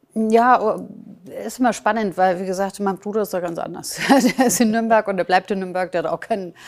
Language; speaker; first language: German; native; German